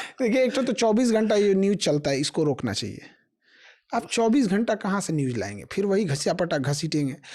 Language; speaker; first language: Hindi; native; Hindi